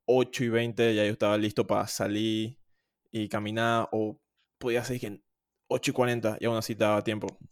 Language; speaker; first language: Spanish; native; Spanish